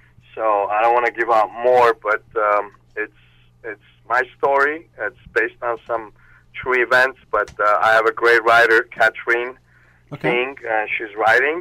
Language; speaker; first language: English; non-native, fluent; Armenian